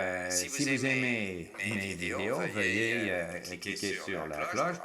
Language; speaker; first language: French; non-native, fluent; English